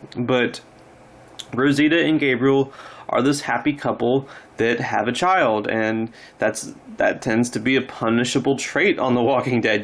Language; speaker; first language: English; native; English